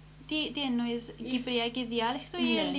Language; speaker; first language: Greek; early bilingual, heritage; Greek